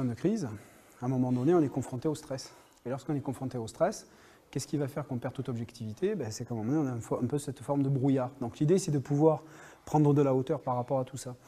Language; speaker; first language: French; native; French